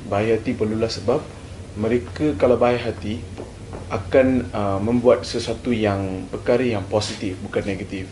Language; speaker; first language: Malay; non-native, local second language; Tamil